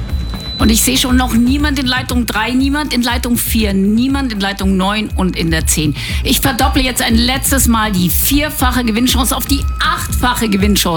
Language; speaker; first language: German; native; German